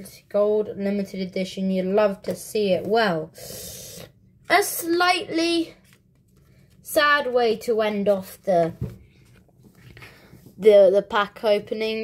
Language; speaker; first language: English; native; English